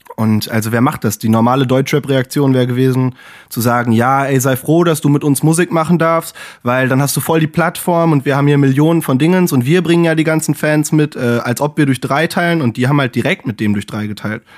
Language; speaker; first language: German; native; German